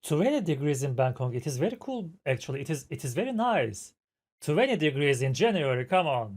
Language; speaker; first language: English; non-native, fluent; Turkish